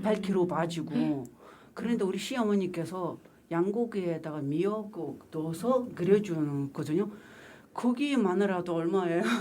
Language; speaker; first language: Korean; non-native, fluent; Mongolian